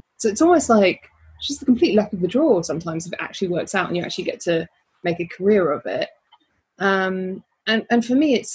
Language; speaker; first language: English; native; English